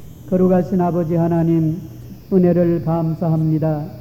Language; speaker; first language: Korean; native; Korean